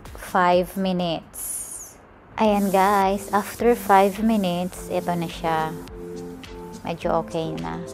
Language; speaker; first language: Filipino; non-native, local second language; Bikol